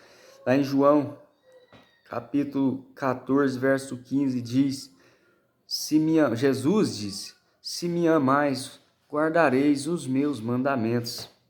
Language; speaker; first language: Portuguese; native; Portuguese